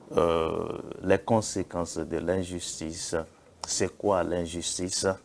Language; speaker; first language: French; non-native, local second language; Yoruba